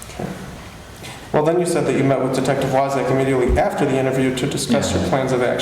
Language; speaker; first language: English; native; English